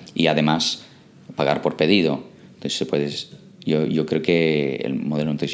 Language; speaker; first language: Spanish; non-native, fluent; English